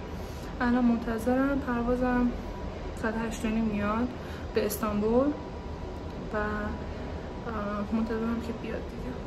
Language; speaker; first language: Persian; native; Persian